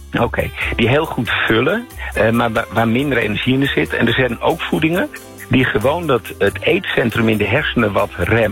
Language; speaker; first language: Dutch; native; Dutch